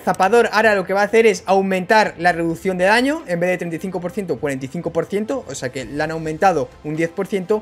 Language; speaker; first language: Spanish; native; Spanish